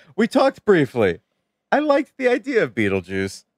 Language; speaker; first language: English; native; English